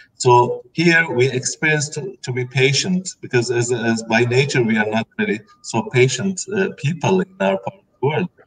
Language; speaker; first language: English; non-native, fluent; Turkish